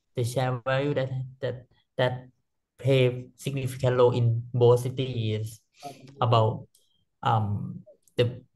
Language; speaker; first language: English; non-native, learner; Thai